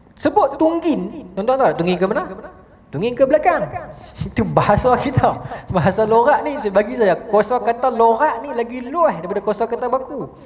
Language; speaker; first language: Malay; native; Malay